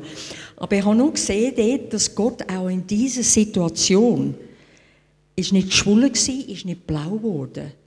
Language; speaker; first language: German; non-native, fluent; English